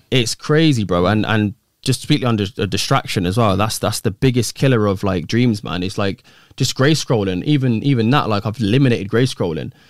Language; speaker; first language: English; native; English